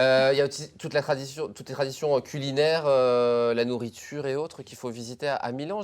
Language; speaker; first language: French; native; French